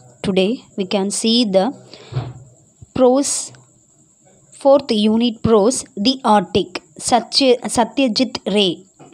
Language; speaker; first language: English; non-native, local second language; Tamil